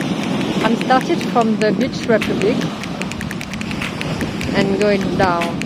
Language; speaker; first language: English; non-native, fluent; French